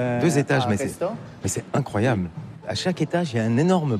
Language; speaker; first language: French; native; French